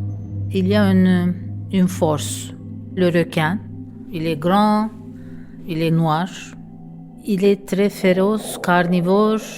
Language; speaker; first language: French; non-native, fluent; Turkish